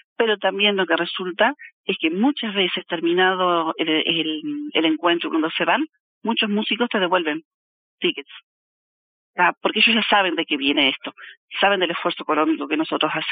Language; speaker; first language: Spanish; native; Spanish